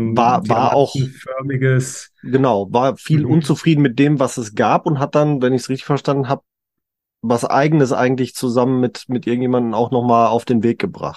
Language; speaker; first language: German; native; German